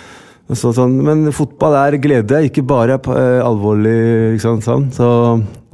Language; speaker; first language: Norwegian; non-native, fluent; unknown